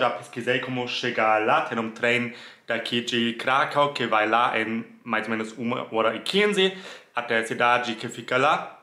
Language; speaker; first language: Portuguese; non-native, fluent; German